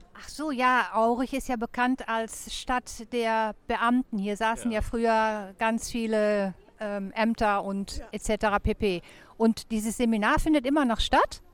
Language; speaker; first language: German; native; German